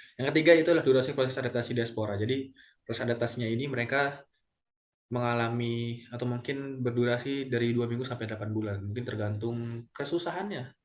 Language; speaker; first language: Indonesian; native; Indonesian